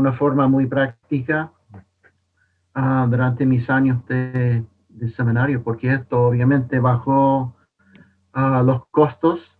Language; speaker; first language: Spanish; non-native, fluent; English